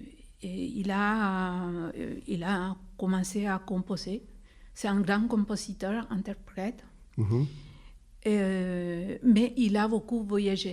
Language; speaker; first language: French; non-native, fluent; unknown